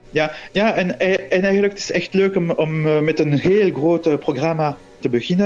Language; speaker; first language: Dutch; non-native, local second language; French